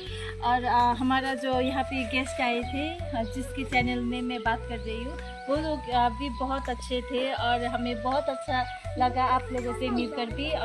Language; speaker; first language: Hindi; non-native, local second language; Nepali